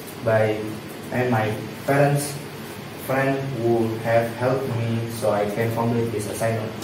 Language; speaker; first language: English; non-native, learner; Indonesian